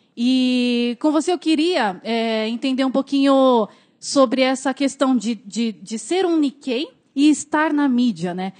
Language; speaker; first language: Portuguese; native; Portuguese